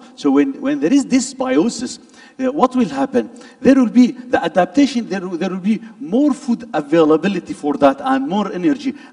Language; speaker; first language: English; non-native, fluent; Arabic